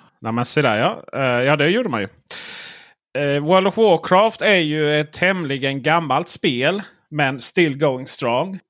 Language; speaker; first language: Swedish; native; Swedish